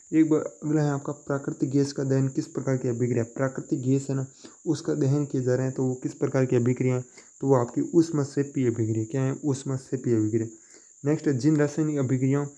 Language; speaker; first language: Hindi; native; Hindi